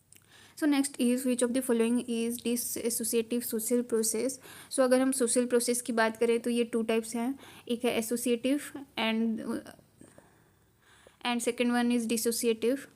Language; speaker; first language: Hindi; native; Hindi